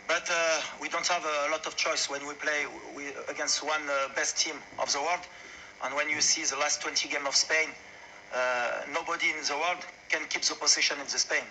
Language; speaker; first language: English; non-native, learner; French